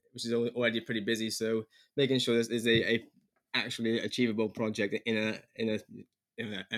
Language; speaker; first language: English; native; English